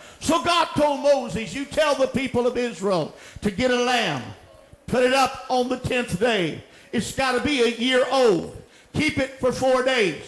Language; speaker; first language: English; native; English